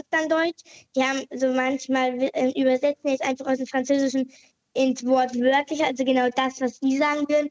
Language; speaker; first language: German; native; German